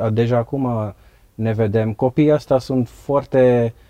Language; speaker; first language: Romanian; non-native, learner; Dutch